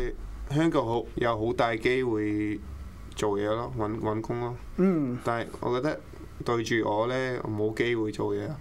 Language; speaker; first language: Cantonese; early bilingual, other home language; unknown